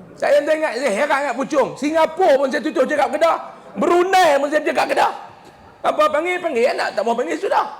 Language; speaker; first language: Malay; native; Malay